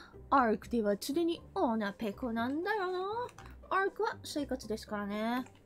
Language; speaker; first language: Japanese; non-native, fluent; English